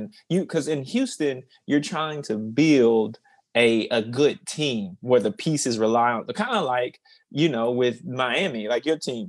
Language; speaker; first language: English; native; English